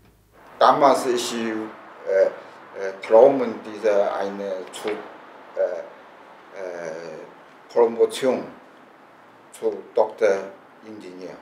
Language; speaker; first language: German; non-native, learner; Chinese